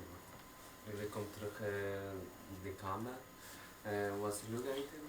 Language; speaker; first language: Dutch; non-native, learner; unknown